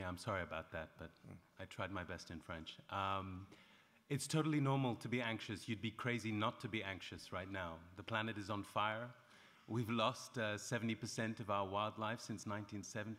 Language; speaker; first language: English; native; English